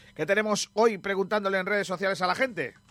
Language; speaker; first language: Spanish; native; Spanish